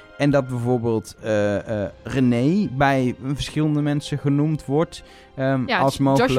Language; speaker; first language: Dutch; native; Dutch